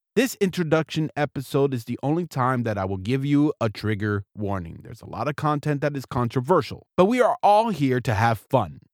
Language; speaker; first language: English; native; English